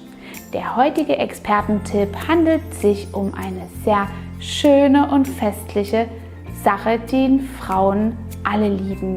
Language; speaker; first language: German; native; German